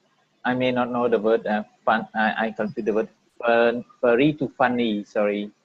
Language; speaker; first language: English; non-native, learner; Vietnamese